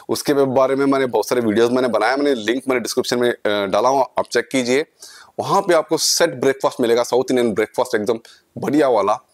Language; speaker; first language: Hindi; non-native, local second language; Kannada